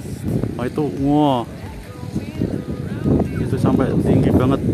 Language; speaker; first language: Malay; non-native, local second language; Javanese